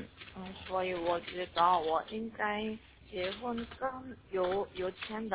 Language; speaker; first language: Chinese; non-native, learner; Korean